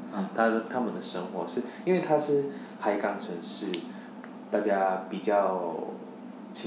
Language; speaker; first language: Chinese; non-native, fluent; Korean